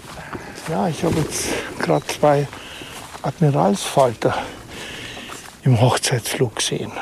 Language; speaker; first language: German; native; German